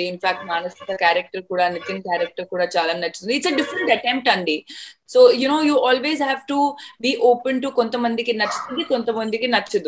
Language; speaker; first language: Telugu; non-native, fluent; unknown